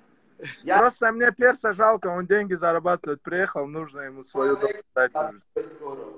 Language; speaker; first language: Russian; native; Russian